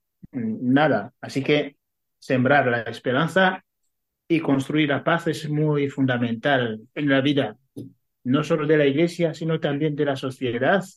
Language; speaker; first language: Spanish; non-native, fluent; Kinyarwanda